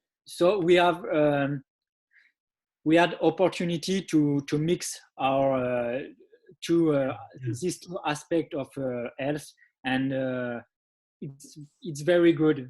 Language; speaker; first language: English; non-native, learner; French